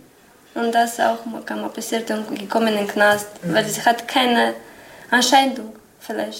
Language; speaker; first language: German; non-native, learner; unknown